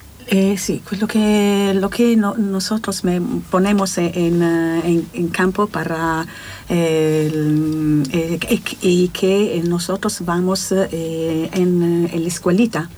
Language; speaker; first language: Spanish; non-native, learner; Italian